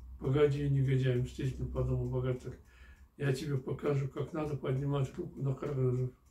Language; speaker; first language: Russian; non-native, local second language; Kyrgyz